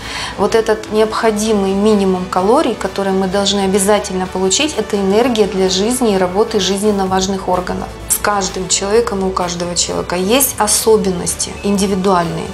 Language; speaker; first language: Russian; native; Russian